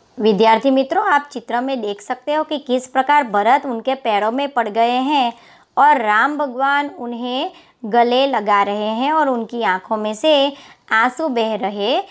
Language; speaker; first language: Hindi; non-native, local second language; Gujarati